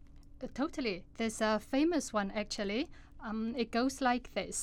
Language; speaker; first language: English; non-native, fluent; Cantonese